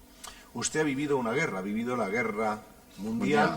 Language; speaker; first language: Spanish; native; Spanish